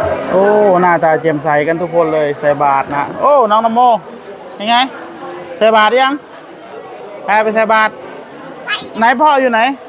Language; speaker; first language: Thai; non-native, local second language; Northeastern Thai